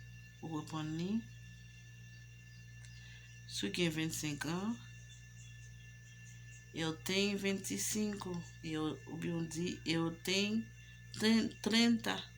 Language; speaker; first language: Portuguese; non-native, learner; Haitian Creole